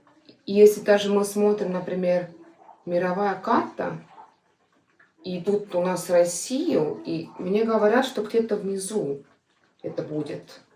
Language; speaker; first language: Russian; non-native, fluent; Estonian